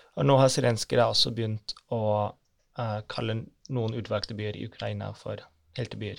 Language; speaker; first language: Norwegian; non-native, fluent; German